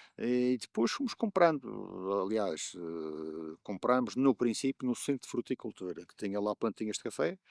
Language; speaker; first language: Portuguese; native; Portuguese